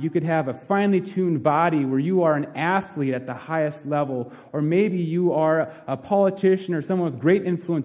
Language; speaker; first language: English; native; English